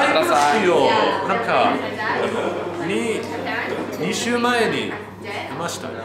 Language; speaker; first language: Japanese; non-native, learner; English